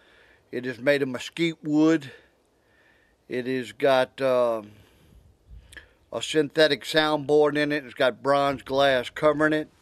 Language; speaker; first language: English; native; English